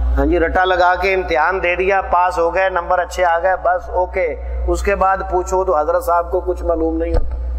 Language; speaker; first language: Urdu; non-native, local second language; Punjabi